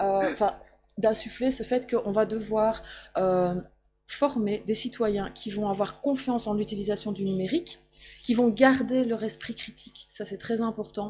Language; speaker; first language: French; native; French